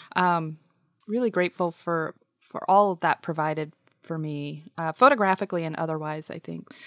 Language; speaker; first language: English; native; English